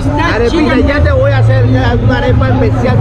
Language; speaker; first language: Spanish; native; Spanish